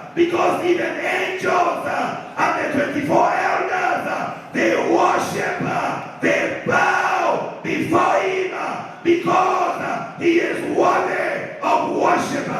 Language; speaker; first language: English; non-native, local second language; Swahili